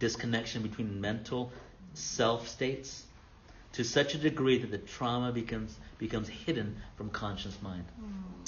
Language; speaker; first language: English; native; English